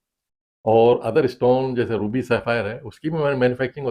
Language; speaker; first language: Hindi; native; Hindi